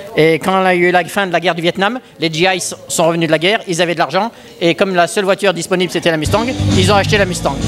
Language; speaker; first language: French; native; French